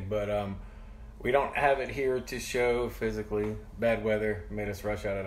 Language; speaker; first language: English; native; English